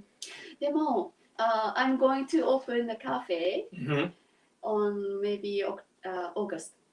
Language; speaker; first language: English; non-native, learner; Japanese